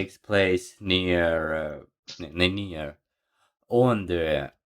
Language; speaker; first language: English; non-native, learner; Ukrainian